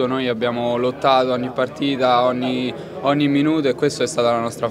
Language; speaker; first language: Italian; native; Italian